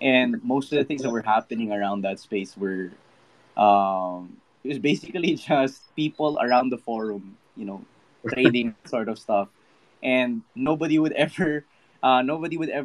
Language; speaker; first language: English; non-native, local second language; Filipino